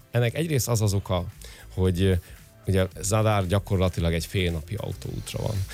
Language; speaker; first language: Hungarian; native; Hungarian